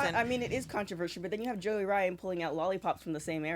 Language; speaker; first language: English; native; English